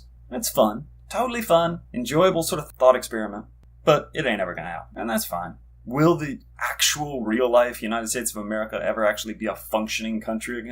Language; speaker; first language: English; native; English